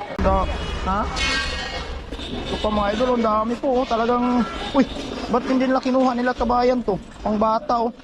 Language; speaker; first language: Filipino; native; Filipino